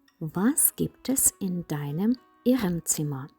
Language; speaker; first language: German; non-native, fluent; Ukrainian